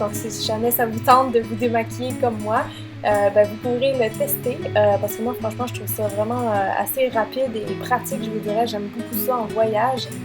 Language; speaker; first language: French; native; French